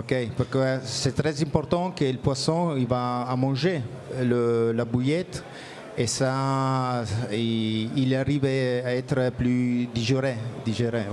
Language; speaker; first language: French; non-native, learner; Italian